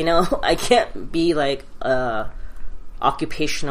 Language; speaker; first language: English; early bilingual, other home language; Cantonese